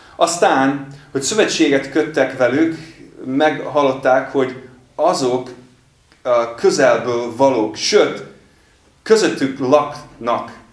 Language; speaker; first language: Hungarian; non-native, fluent; English